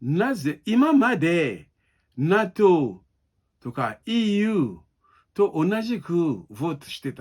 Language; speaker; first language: Japanese; non-native, learner; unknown